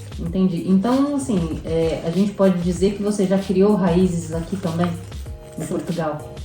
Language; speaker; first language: Portuguese; native; Portuguese